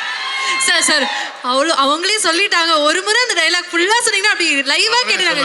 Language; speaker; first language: Tamil; native; Tamil